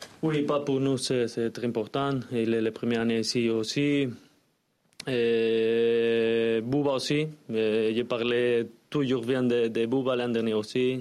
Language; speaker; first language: French; non-native, learner; Spanish